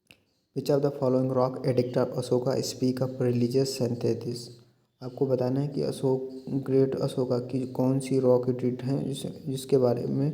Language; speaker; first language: Hindi; native; Hindi